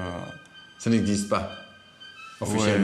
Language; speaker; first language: French; non-native, learner; Dutch